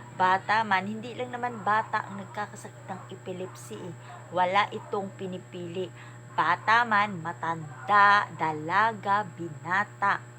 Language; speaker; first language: Filipino; native; Filipino